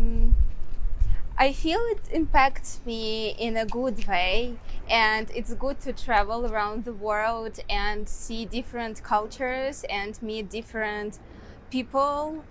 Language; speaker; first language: English; non-native, fluent; Russian